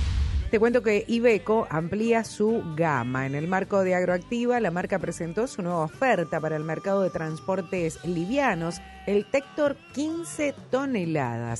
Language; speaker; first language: Spanish; native; Spanish